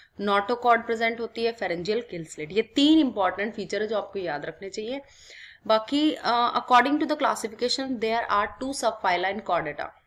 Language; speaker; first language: Hindi; native; Hindi